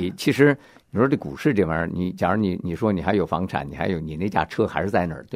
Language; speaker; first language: Chinese; native; Chinese